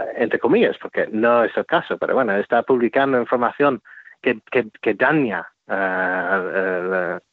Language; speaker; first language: Spanish; non-native, fluent; English